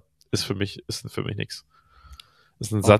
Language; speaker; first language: German; native; German